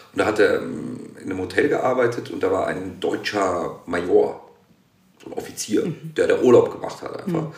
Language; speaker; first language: German; native; German